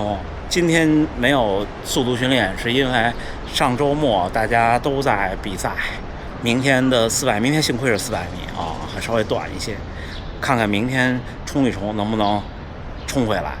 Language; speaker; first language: Chinese; native; Chinese